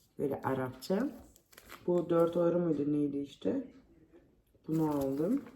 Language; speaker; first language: Turkish; early bilingual, heritage; Turkish